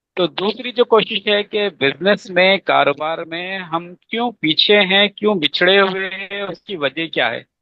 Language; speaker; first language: Urdu; native; Urdu